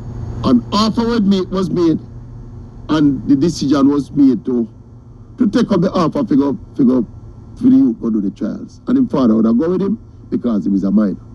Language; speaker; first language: English; non-native, local second language; Jamaican Creole English